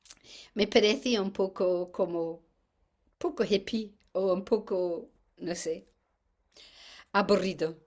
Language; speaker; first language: Spanish; non-native, fluent; English